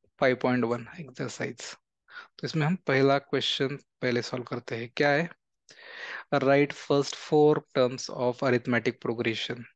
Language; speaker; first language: Hindi; non-native, local second language; Marathi